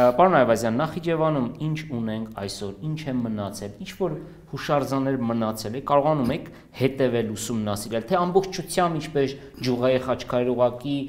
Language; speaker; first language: Armenian; native; Armenian